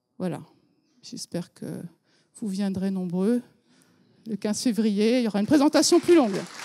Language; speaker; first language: French; native; French